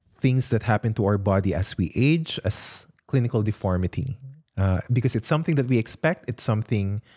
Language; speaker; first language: English; non-native, local second language; Filipino